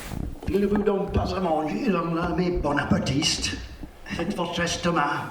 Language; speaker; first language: French; non-native, learner; English